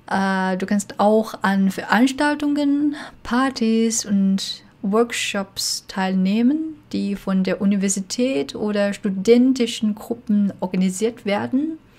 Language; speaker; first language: German; non-native, fluent; Chinese